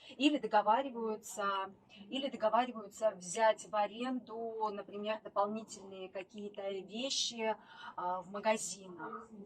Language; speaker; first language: Russian; native; Russian